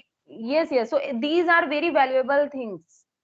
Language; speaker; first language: English; non-native, local second language; Hindi